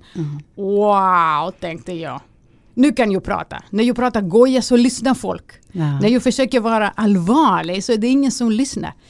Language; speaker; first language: Swedish; non-native, fluent; Greek